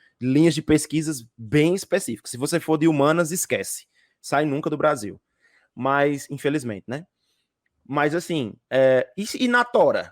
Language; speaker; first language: Portuguese; native; Portuguese